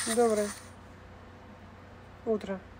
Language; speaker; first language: Russian; native; Russian